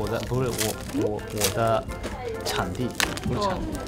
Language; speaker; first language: Chinese; non-native, fluent; Japanese